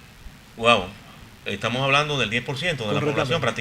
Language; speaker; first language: Spanish; native; Spanish